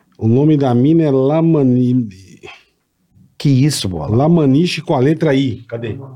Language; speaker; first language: Portuguese; native; Portuguese